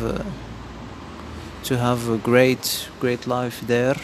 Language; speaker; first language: English; non-native, fluent; Berber languages